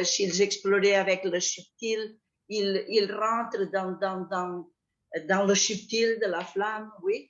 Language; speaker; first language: French; non-native, fluent; Catalan